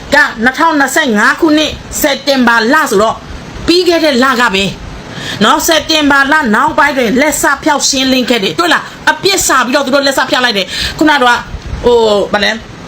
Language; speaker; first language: Burmese; non-native, local second language; S'gaw Karen